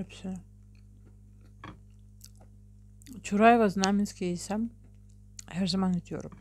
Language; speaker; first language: Turkish; non-native, learner; Russian